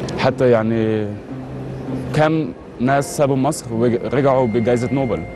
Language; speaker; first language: Arabic; early bilingual, heritage; Arabic